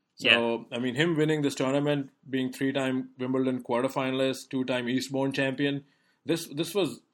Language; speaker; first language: English; non-native, local second language; Hindi